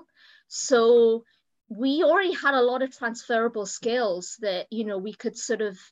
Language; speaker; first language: English; native; English